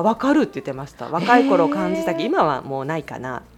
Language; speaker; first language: Japanese; native; Japanese